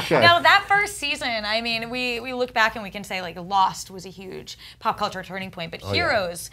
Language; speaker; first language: English; native; English